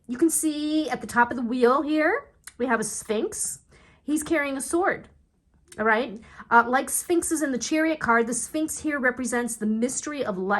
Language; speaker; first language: English; native; English